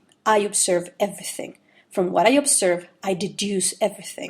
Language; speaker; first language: English; non-native, fluent; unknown